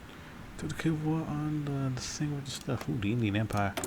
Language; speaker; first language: English; native; English